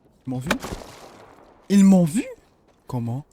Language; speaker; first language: French; native; French